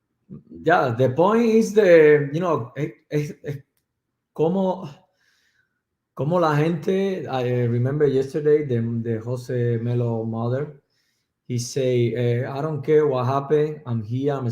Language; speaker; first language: English; non-native, learner; Spanish